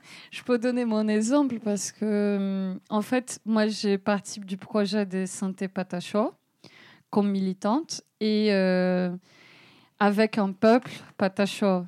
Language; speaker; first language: French; non-native, fluent; Portuguese